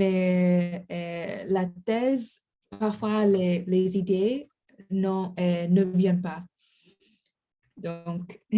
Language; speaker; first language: French; non-native, learner; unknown